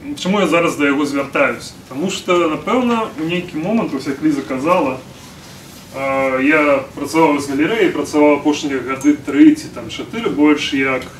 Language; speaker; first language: Belarusian; non-native, local second language; Russian